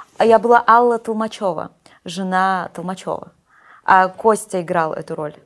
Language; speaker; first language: Russian; native; Russian